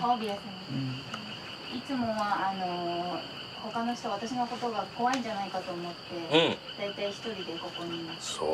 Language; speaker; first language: Japanese; non-native, fluent; Indonesian